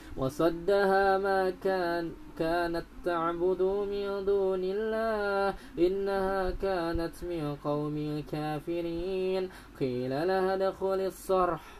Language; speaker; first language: Arabic; non-native, learner; Indonesian